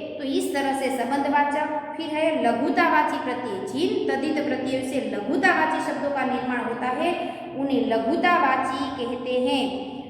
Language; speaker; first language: Hindi; non-native, local second language; Gujarati